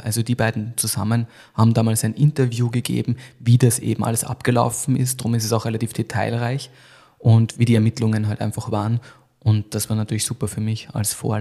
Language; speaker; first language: German; native; German